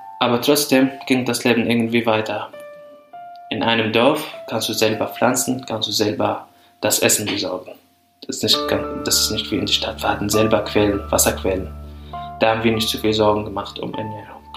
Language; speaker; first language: German; non-native, fluent; Arabic